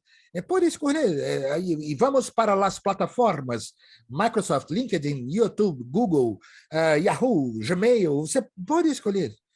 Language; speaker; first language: Portuguese; native; Portuguese